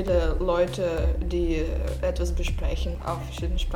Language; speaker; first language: German; non-native, fluent; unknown